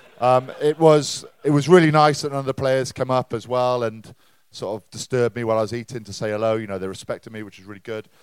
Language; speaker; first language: English; native; English